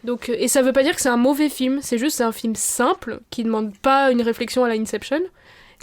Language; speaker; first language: French; native; French